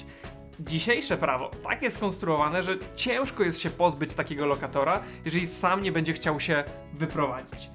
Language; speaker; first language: Polish; native; Polish